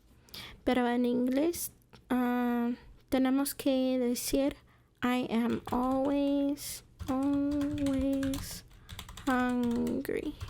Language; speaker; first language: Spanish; non-native, fluent; English